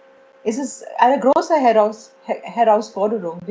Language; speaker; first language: German; non-native, fluent; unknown